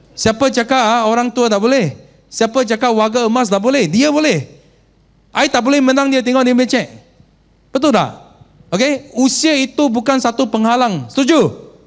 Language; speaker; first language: Malay; non-native, local second language; Chinese